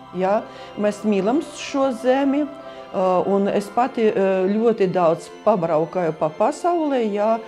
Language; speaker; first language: Latvian; early bilingual, other home language; Russian